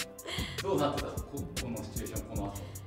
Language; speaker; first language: Japanese; native; Japanese